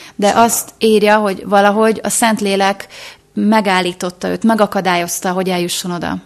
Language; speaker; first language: Hungarian; native; Hungarian